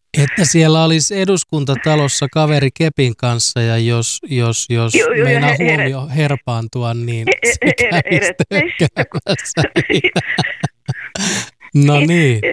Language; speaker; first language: Finnish; native; Finnish